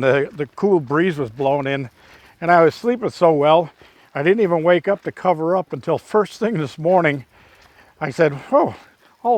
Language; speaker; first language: English; native; English